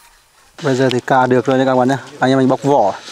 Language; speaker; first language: Vietnamese; native; Vietnamese